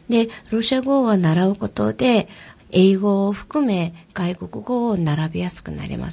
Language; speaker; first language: Japanese; native; Japanese